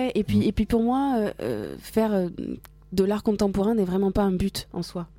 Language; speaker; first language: French; native; French